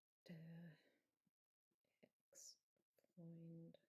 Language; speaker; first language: German; non-native, learner; English